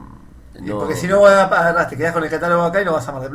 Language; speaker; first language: Spanish; native; Spanish